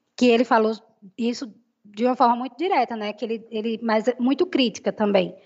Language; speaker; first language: Portuguese; native; Portuguese